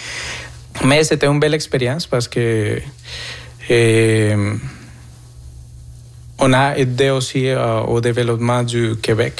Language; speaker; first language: French; non-native, fluent; Spanish